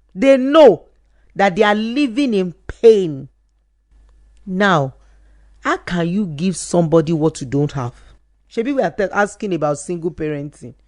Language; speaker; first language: English; non-native, local second language; Yoruba